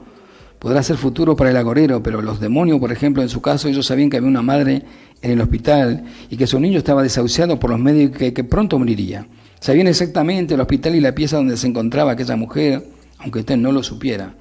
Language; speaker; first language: Spanish; native; Spanish